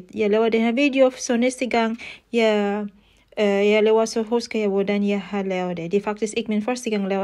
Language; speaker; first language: Danish; non-native, fluent; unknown